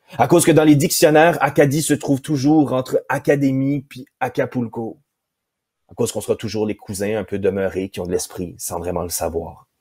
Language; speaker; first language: French; native; French